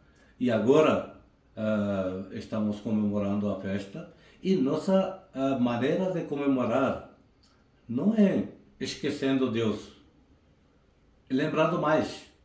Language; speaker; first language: Portuguese; non-native, fluent; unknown